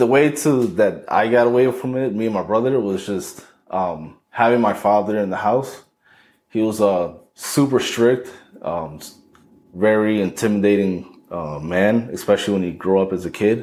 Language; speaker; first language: English; native; English